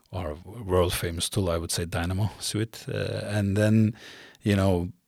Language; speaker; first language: English; non-native, fluent; Turkish